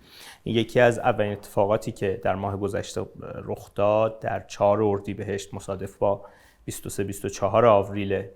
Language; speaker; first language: Persian; native; Persian